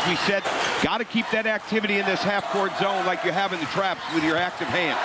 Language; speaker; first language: English; native; English